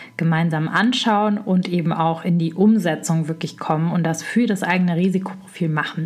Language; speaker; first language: German; native; German